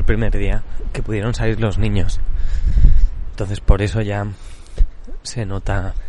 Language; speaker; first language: Spanish; non-native, local second language; Catalan